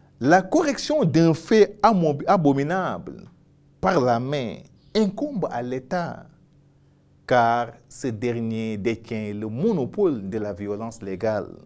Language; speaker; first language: French; non-native, local second language; Wolof